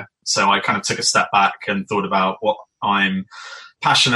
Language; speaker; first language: English; native; English